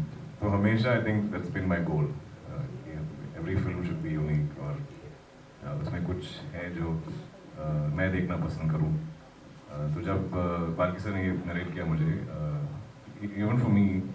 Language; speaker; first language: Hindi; non-native, local second language; Malayalam